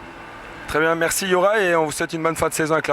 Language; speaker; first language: French; native; French